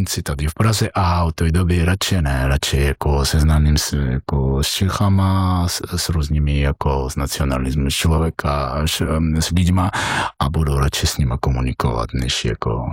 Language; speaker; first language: Czech; non-native, learner; Georgian